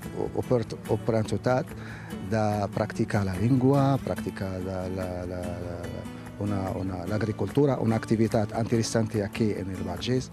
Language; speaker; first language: Catalan; non-native, learner; Spanish